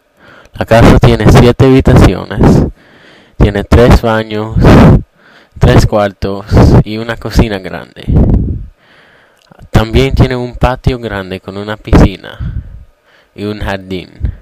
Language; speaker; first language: Spanish; non-native, learner; English